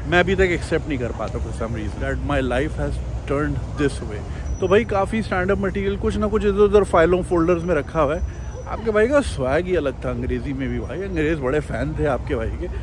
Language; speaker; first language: Urdu; native; Urdu